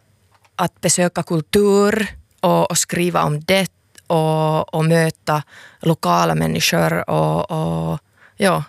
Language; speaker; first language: Swedish; non-native, local second language; Finnish